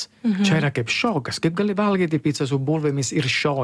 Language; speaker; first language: Lithuanian; non-native, learner; Italian